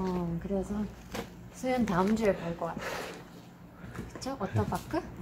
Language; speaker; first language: Korean; non-native, fluent; Russian